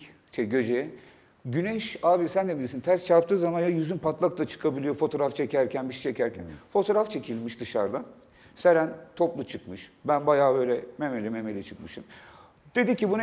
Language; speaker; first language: Turkish; native; Turkish